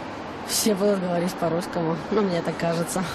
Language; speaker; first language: Russian; non-native, learner; Slovak